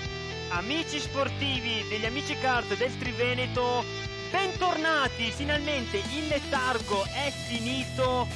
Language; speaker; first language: Italian; native; Italian